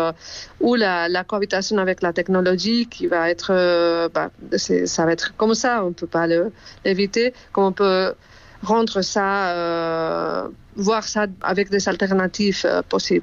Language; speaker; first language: French; non-native, fluent; Spanish